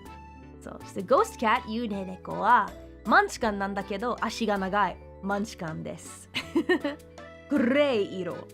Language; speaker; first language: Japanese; non-native, fluent; English